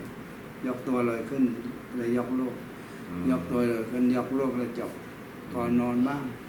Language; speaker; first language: Thai; native; Thai